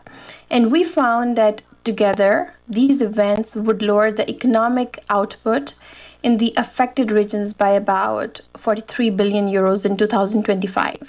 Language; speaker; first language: English; non-native, fluent; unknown